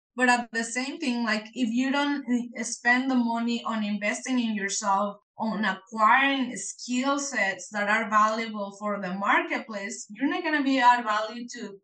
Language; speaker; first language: English; non-native, fluent; Spanish